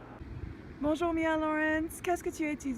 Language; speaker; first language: French; non-native, learner; English